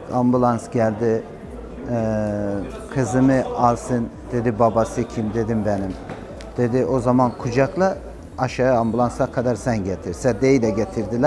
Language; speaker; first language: Turkish; non-native, learner; Persian